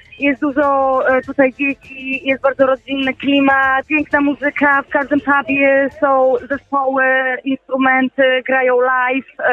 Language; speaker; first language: Polish; early bilingual, heritage; Polish